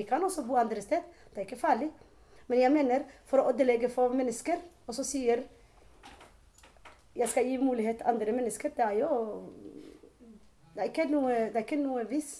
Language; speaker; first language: Norwegian; non-native, learner; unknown